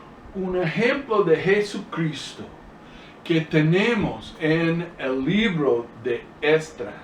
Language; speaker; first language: Spanish; non-native, fluent; English